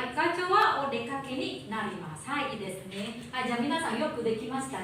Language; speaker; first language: Japanese; non-native, fluent; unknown